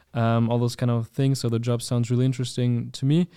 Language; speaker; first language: English; non-native, fluent; German